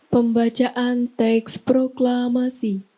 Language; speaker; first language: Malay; non-native, local second language; Balinese